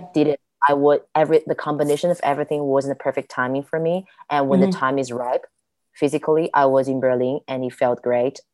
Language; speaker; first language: English; non-native, fluent; Chinese